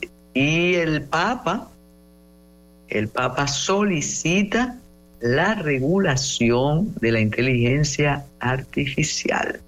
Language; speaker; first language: Spanish; native; Spanish